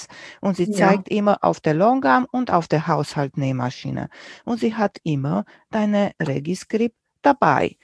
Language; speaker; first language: German; non-native, fluent; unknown